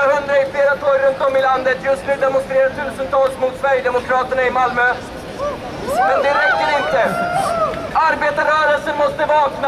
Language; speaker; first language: Swedish; native; Swedish